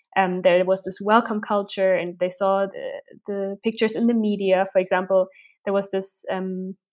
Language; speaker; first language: English; non-native, fluent; German